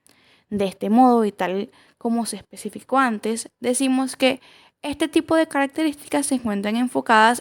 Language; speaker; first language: Spanish; native; Spanish